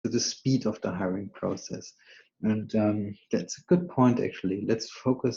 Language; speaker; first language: English; non-native, fluent; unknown